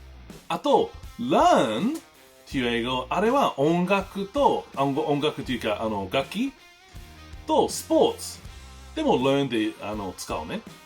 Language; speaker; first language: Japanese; non-native, learner; English